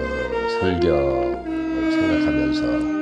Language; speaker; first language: Korean; native; Korean